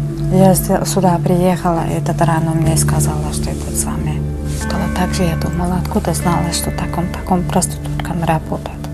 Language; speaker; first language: Russian; non-native, local second language; Uzbek